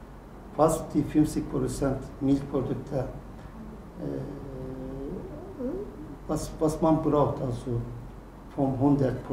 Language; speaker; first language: German; non-native, learner; Turkish